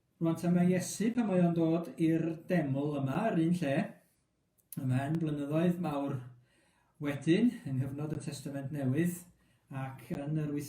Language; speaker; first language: Welsh; native; Welsh